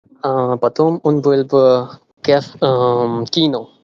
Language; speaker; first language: Russian; non-native, learner; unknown